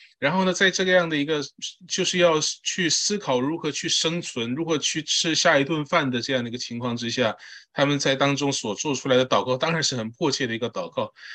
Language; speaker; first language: Chinese; early bilingual, heritage; Chinese